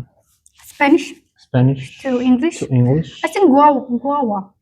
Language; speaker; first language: English; non-native, learner; Turkish